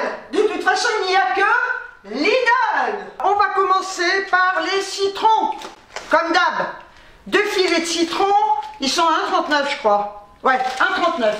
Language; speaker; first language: French; native; French